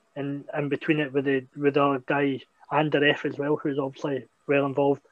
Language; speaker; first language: English; native; English